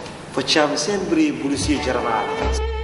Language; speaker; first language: Italian; non-native, learner; Somali